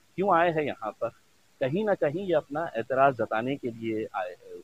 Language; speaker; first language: Hindi; non-native, local second language; Urdu